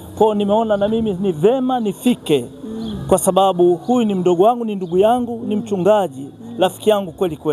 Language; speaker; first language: Swahili; native; Swahili